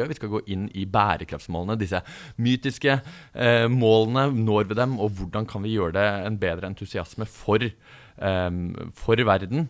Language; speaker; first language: Norwegian; native; Norwegian